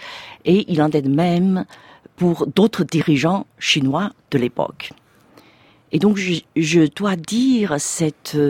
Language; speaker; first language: French; non-native, fluent; Chinese